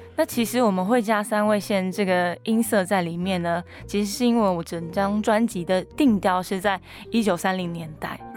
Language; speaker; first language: Chinese; non-native, local second language; Hakka Chinese